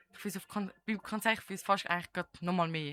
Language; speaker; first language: German; native; German